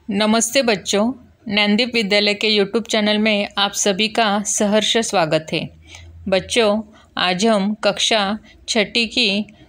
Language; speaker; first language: Hindi; non-native, local second language; Marathi